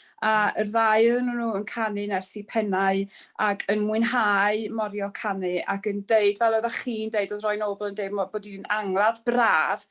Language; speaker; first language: Welsh; native; Welsh